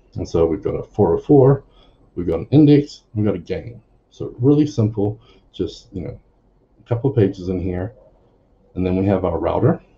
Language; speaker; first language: English; native; English